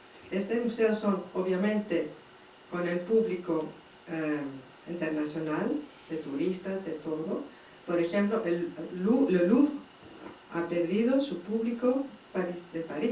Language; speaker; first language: Spanish; non-native, fluent; French